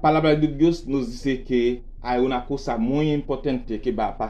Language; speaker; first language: Spanish; non-native, learner; Haitian Creole